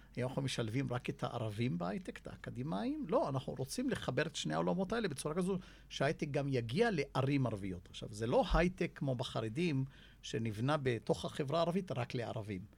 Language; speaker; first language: Hebrew; non-native, local second language; Arabic